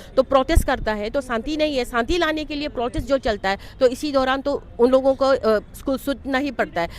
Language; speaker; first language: Hindi; non-native, local second language; Manipuri